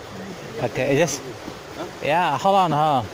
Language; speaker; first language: English; non-native, learner; Indonesian